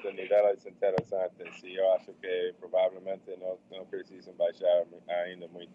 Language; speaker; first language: Portuguese; non-native, fluent; English